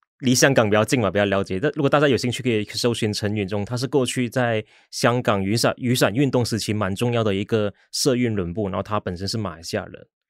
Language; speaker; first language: Chinese; native; Chinese